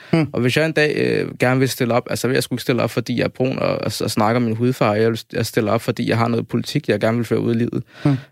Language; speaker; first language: Danish; early bilingual, other home language; Somali